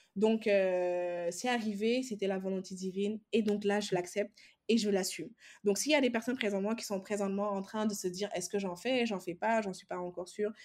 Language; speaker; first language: French; non-native, local second language; Wolof